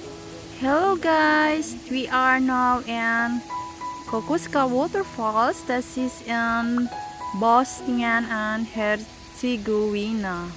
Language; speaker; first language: English; non-native, local second language; Filipino